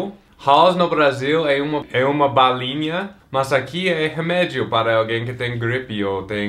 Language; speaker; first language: Portuguese; non-native, fluent; English